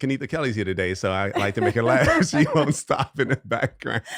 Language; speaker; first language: English; native; English